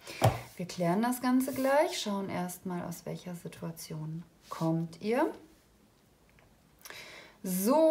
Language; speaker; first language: German; native; German